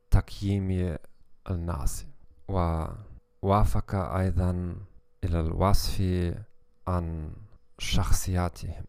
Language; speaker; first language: Arabic; non-native, learner; German